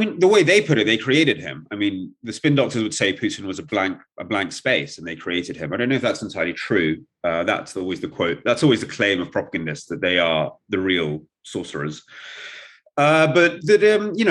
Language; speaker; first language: English; non-native, local second language; Russian